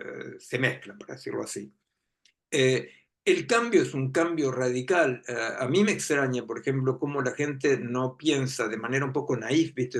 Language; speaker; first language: Spanish; native; Spanish